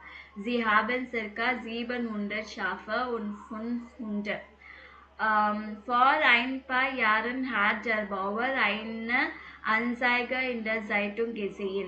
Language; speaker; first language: German; non-native, fluent; Tamil